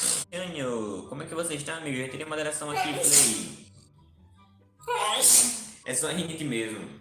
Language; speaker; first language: Portuguese; native; Portuguese